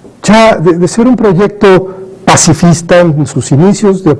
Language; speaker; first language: Spanish; native; Spanish